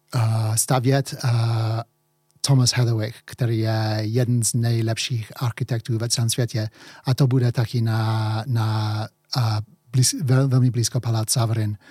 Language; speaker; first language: Czech; early bilingual, heritage; English